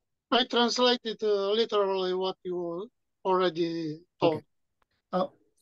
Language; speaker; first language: English; non-native, fluent; Romanian